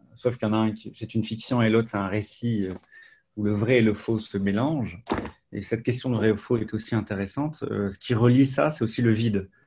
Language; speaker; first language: French; native; French